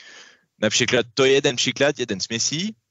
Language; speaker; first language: Czech; non-native, learner; French